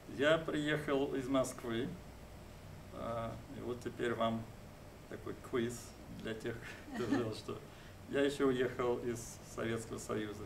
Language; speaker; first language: Russian; native; Russian